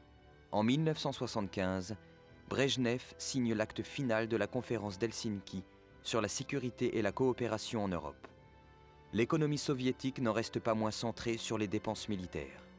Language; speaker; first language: French; native; French